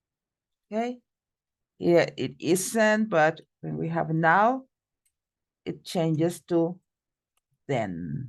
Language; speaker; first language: English; non-native, fluent; Spanish